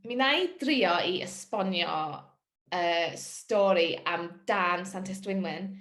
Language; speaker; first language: Welsh; non-native, local second language; English